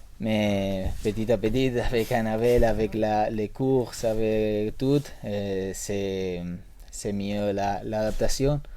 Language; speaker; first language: French; non-native, learner; Spanish